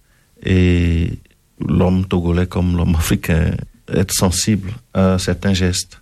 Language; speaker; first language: French; non-native, local second language; Ewe